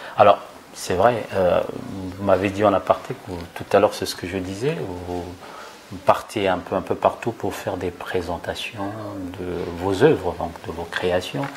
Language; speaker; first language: French; non-native, local second language; Lingala